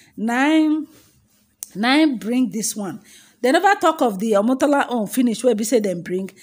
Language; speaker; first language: Nigerian Pidgin; non-native, local second language; Yoruba